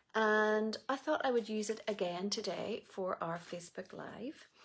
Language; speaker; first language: English; native; English